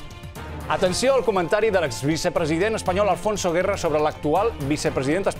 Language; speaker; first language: Catalan; native; Catalan